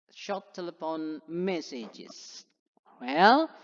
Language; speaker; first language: English; non-native, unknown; Indonesian